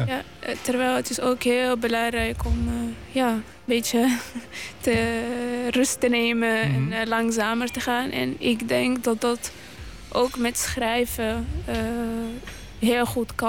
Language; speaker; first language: Dutch; non-native, local second language; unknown